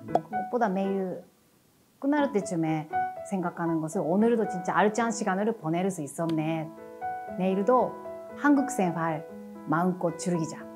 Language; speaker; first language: Korean; non-native, fluent; Japanese